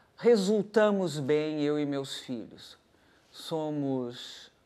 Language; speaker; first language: Portuguese; native; Portuguese